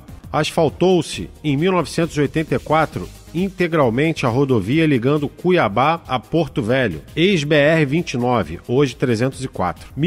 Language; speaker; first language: Portuguese; native; Portuguese